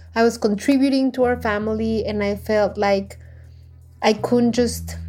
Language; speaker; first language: English; non-native, fluent; Spanish